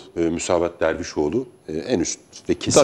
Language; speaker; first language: Turkish; native; Turkish